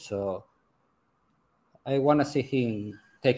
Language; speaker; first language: English; non-native, learner; Spanish